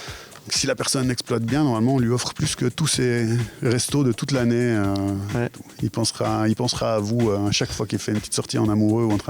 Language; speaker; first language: French; native; French